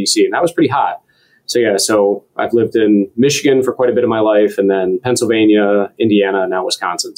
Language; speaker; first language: English; native; English